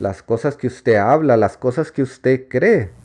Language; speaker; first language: Spanish; native; Spanish